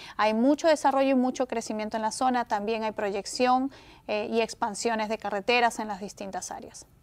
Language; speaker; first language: Spanish; native; Spanish